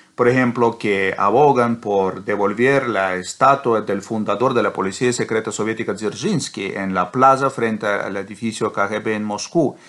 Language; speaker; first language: Spanish; non-native, fluent; Russian